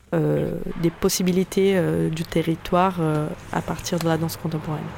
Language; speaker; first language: French; non-native, fluent; Portuguese